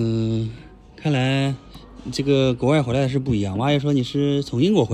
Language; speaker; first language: Chinese; native; Chinese